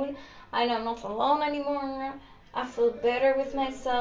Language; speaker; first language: English; non-native, fluent; Greek